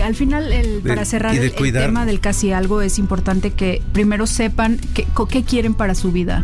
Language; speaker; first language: Spanish; native; Spanish